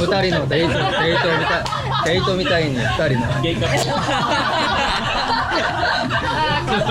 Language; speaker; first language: Japanese; non-native, learner; Korean